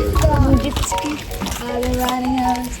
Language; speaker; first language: English; non-native, local second language; Cebuano